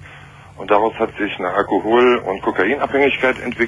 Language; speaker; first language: German; native; German